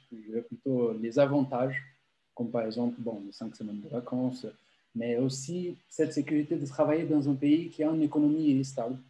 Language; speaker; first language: French; non-native, fluent; Portuguese